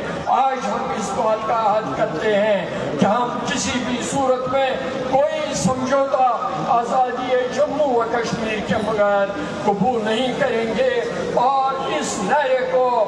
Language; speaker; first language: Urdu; non-native, local second language; Kashmiri